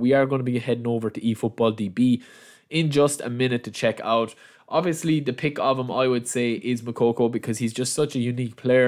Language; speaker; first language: English; native; English